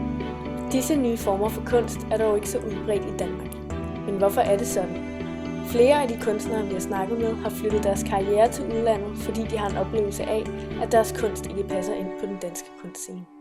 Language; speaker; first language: Danish; native; Danish